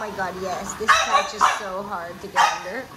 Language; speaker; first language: English; native; English